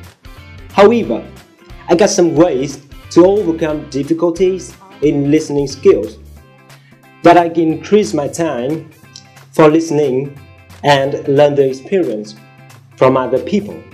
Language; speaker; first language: English; non-native, learner; Vietnamese